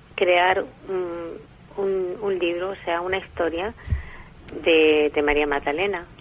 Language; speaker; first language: Spanish; native; Spanish